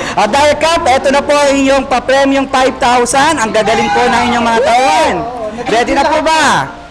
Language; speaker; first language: Filipino; native; Filipino